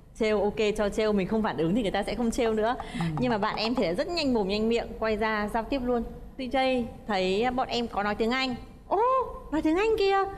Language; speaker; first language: Vietnamese; native; Vietnamese